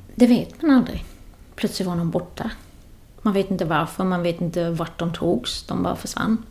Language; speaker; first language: Swedish; non-native, fluent; German